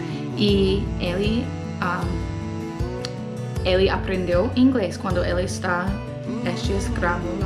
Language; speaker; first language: Portuguese; non-native, learner; English